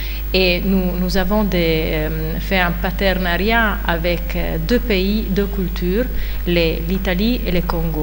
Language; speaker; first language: French; non-native, fluent; Italian